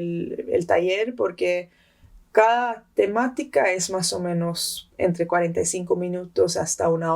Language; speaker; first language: Spanish; early bilingual, heritage; Spanish